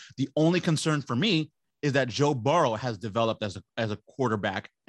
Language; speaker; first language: English; native; English